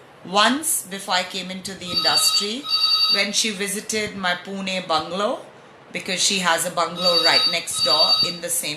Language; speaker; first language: English; non-native, local second language; Hindi